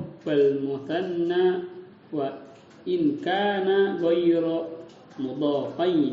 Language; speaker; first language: Arabic; non-native, learner; Indonesian